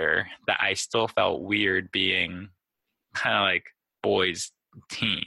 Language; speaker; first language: English; non-native, fluent; Japanese